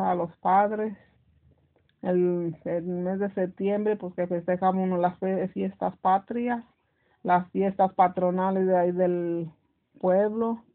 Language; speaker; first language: Spanish; native; Spanish